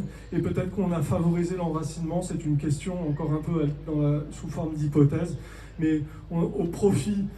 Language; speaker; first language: French; native; French